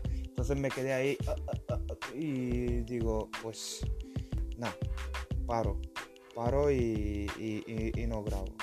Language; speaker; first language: Spanish; non-native, fluent; Lithuanian